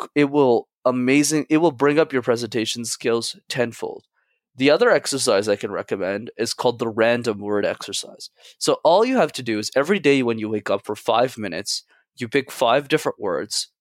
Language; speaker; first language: English; native; English